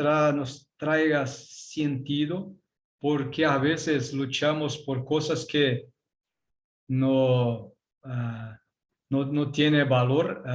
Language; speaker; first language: Spanish; non-native, learner; Portuguese